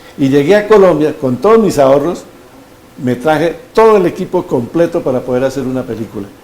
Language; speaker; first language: Spanish; native; Spanish